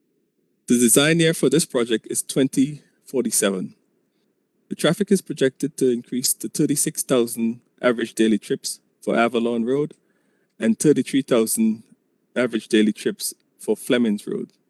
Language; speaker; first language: English; native; English